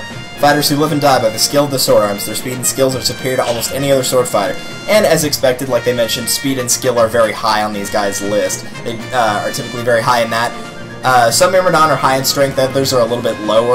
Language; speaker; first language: English; native; English